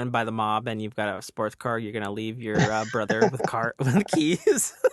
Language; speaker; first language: English; native; English